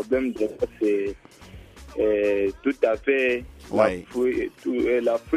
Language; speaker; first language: French; non-native, learner; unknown